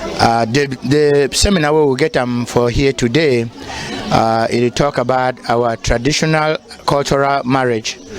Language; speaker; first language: Nigerian Pidgin; non-native, local second language; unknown